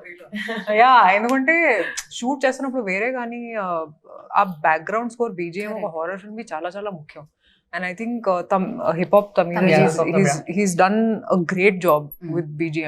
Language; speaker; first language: Telugu; non-native, fluent; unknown